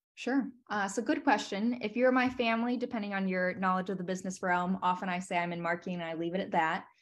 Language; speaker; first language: English; native; English